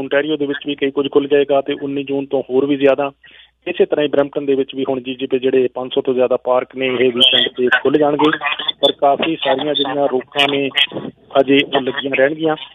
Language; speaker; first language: Punjabi; native; Punjabi